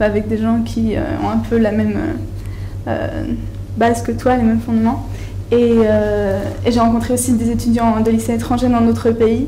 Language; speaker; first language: French; non-native, fluent; Spanish